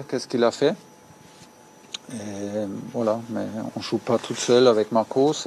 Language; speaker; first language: French; non-native, learner; German